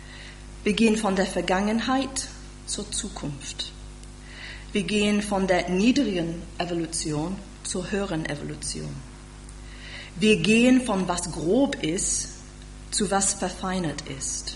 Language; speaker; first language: German; non-native, fluent; English